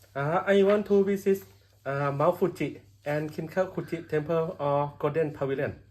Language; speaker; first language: English; non-native, learner; Thai